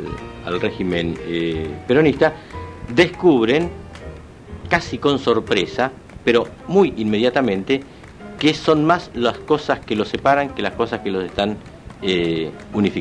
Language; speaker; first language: Spanish; native; Spanish